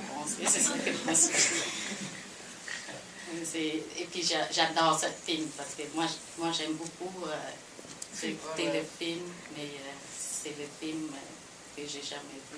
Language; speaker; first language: French; non-native, fluent; Khmer